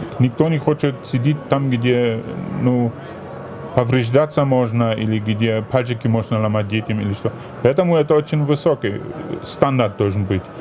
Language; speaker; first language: Russian; non-native, fluent; German